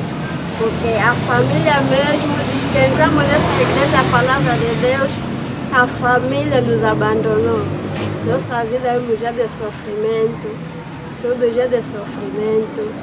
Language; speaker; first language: Portuguese; non-native, learner; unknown